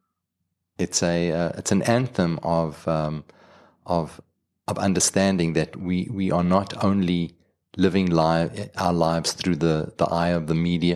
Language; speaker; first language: English; native; English